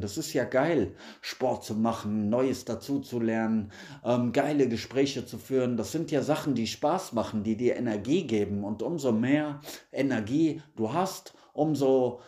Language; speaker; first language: German; native; German